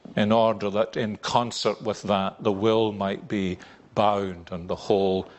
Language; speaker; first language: English; native; English